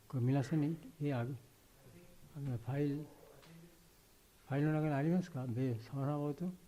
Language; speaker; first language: Japanese; non-native, learner; Bangla